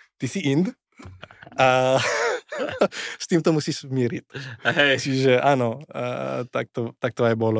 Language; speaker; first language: Slovak; non-native, fluent; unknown